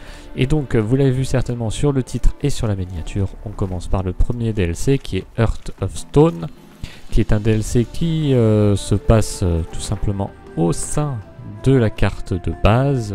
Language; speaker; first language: French; native; French